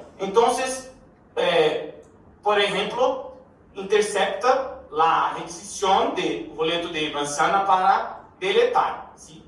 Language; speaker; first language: Spanish; non-native, learner; Portuguese